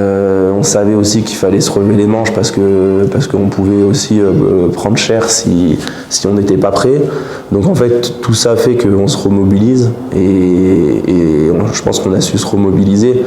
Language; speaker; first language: French; native; French